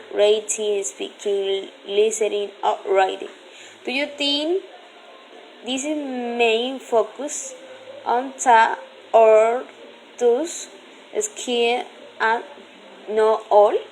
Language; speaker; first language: English; non-native, learner; Spanish